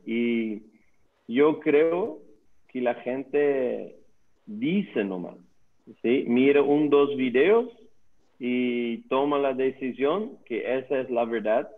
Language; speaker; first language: Spanish; non-native, learner; Dutch